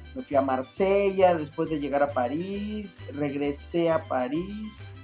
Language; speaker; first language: Spanish; native; Spanish